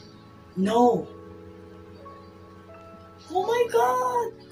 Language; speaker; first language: English; non-native, local second language; Filipino